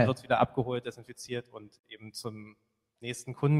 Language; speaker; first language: German; native; German